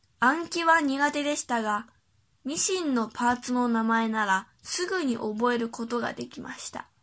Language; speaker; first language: Japanese; early bilingual, other home language; Chinese